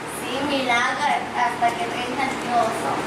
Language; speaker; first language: Spanish; native; Spanish